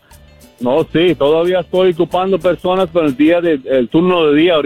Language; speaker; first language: Spanish; early bilingual, heritage; English